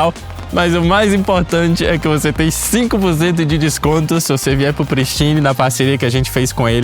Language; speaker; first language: Portuguese; native; Portuguese